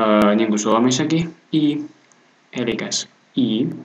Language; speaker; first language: Finnish; non-native, fluent; Russian